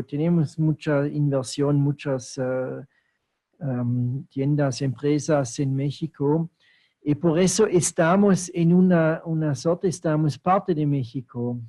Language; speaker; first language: Spanish; non-native, fluent; German